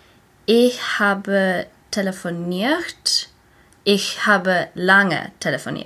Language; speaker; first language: German; non-native, learner; English